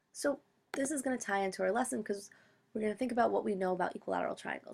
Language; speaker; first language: English; native; English